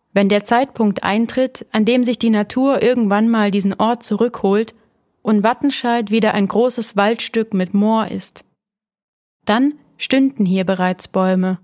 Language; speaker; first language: German; native; German